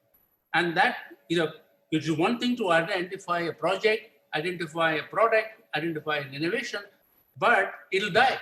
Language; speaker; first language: English; non-native, local second language; Tamil